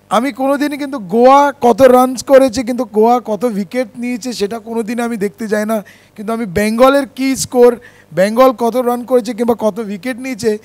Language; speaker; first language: Bangla; non-native, fluent; Konkani